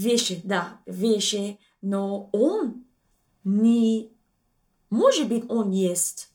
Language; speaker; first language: Russian; non-native, learner; English